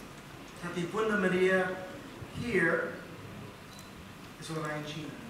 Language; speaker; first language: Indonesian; non-native, learner; English